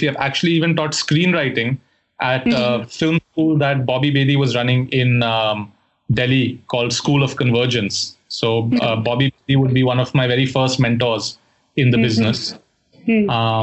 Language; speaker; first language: English; non-native, local second language; Hindi